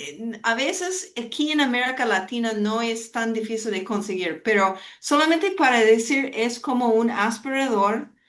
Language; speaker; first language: Spanish; non-native, fluent; English